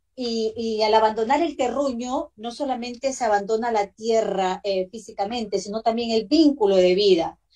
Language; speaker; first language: Spanish; native; Spanish